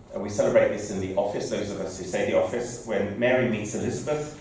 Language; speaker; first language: English; native; English